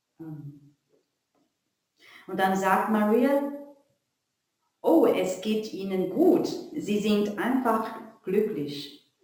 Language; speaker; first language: German; non-native, learner; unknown